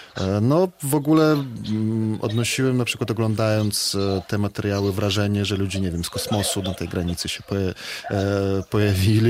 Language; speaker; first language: Polish; non-native, fluent; Belarusian